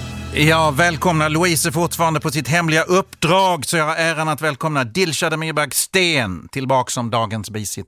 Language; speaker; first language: Swedish; native; Swedish